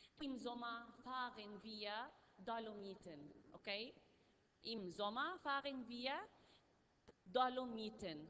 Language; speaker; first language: German; non-native, learner; Arabic